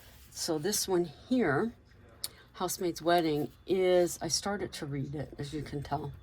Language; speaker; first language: English; native; English